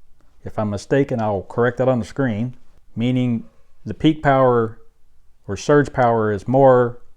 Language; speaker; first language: English; native; English